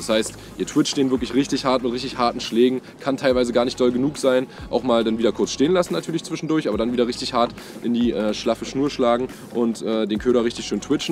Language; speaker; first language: German; native; German